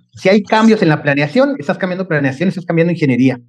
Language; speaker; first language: Spanish; native; Spanish